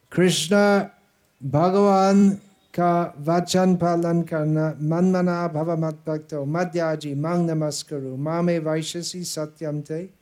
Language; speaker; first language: Hindi; non-native, fluent; English